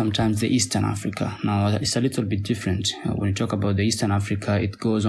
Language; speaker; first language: English; non-native, local second language; Somali